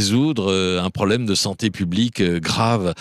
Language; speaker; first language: French; native; French